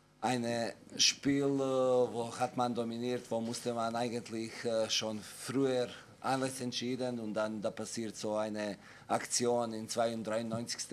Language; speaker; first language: German; non-native, fluent; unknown